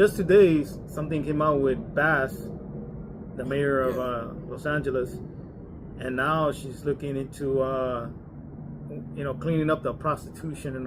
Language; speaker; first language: English; native; English